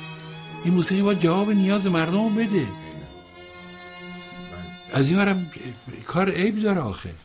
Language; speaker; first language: Persian; native; Persian